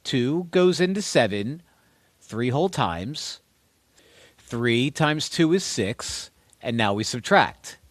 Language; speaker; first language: English; native; English